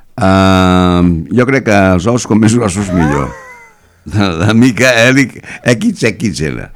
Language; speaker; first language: Catalan; native; Catalan